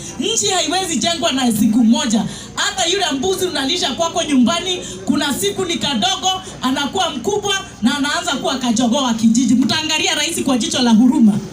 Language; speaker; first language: Swahili; non-native, local second language; Kikuyu